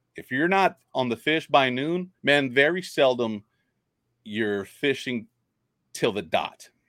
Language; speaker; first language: English; native; English